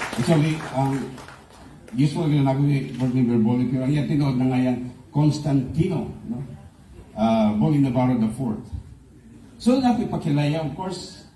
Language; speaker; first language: Cebuano; native; Cebuano